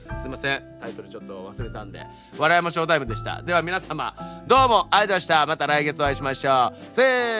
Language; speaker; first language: Japanese; native; Japanese